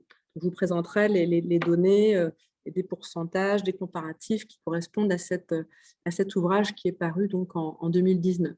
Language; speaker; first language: French; native; French